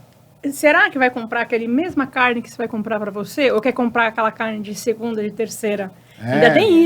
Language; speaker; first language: Portuguese; native; Portuguese